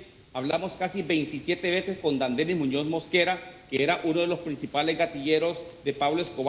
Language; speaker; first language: Spanish; native; Spanish